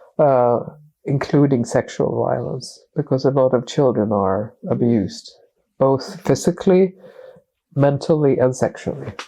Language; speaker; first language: English; non-native, fluent; Swedish